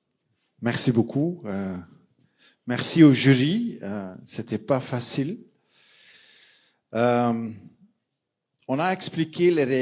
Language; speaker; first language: French; non-native, fluent; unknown